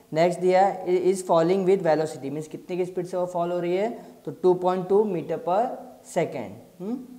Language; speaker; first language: Hindi; native; Hindi